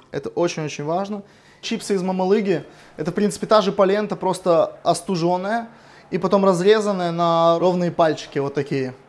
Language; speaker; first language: Russian; non-native, local second language; Romanian